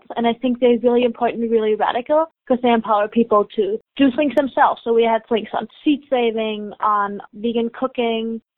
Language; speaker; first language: English; non-native, fluent; German